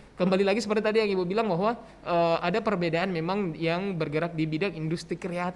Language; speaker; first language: Indonesian; native; Indonesian